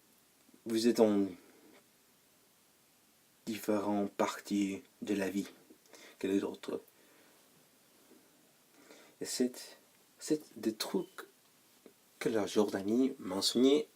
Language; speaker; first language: French; non-native, learner; English